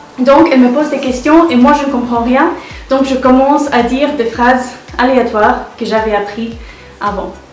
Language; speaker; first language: French; non-native, fluent; Russian